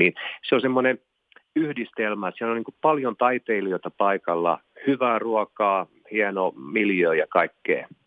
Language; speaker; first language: Finnish; non-native, local second language; Swedish